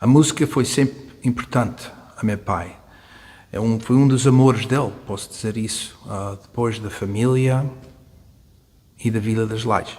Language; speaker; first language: Portuguese; early bilingual, heritage; Portuguese